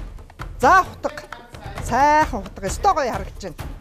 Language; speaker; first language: Mongolian; native; Mongolian